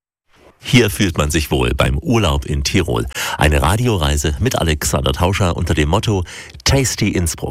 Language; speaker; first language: German; native; German